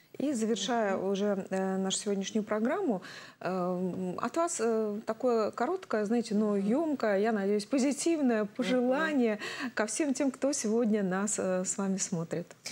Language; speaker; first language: Russian; native; Russian